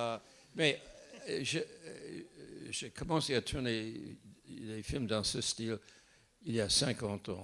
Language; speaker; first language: French; non-native, fluent; English